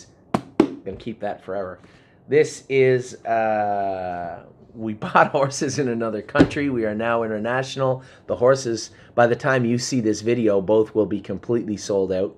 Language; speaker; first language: English; native; English